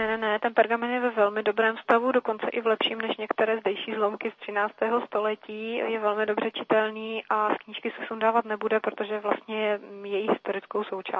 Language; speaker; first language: Czech; native; Czech